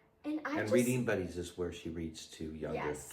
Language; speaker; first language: English; native; English